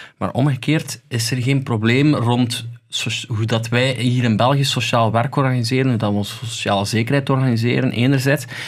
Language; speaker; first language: Dutch; native; Dutch